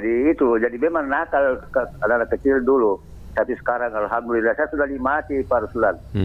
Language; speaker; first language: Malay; non-native, local second language; Buginese